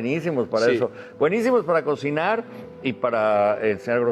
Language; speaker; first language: Spanish; native; Spanish